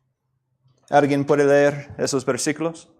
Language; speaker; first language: Spanish; non-native, fluent; English